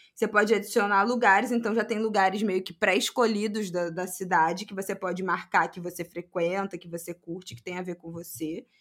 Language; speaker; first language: Portuguese; native; Portuguese